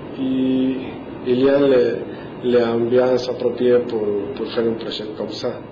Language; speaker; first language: French; non-native, learner; Spanish